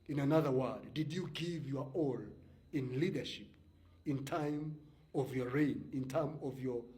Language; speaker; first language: English; non-native, local second language; Swahili